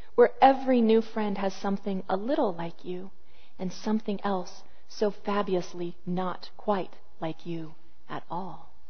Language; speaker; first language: English; native; English